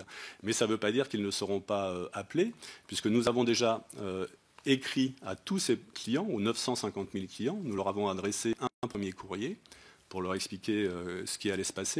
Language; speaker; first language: French; native; French